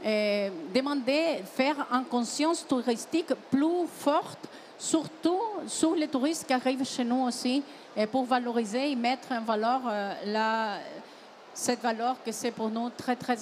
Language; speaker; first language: French; non-native, fluent; Spanish